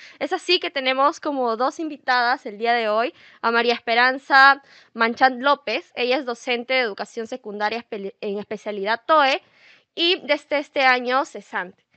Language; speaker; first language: Spanish; native; Spanish